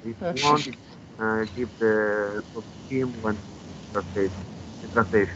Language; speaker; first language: English; non-native, fluent; Italian